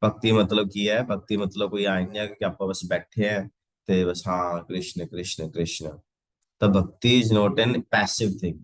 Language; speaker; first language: Hindi; non-native, local second language; Punjabi